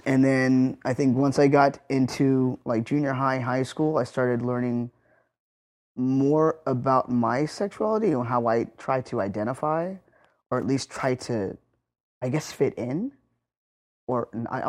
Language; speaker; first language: English; native; English